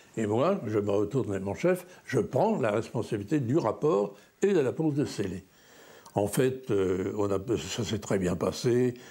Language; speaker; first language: French; native; French